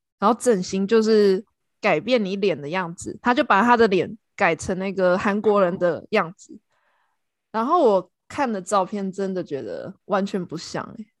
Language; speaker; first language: Chinese; native; Chinese